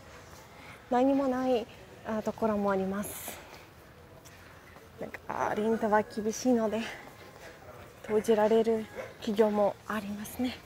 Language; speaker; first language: Japanese; non-native, fluent; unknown